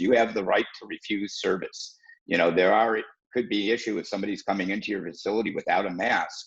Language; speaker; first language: English; native; English